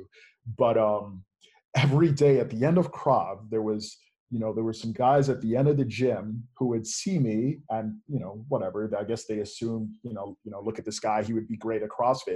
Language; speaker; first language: English; native; English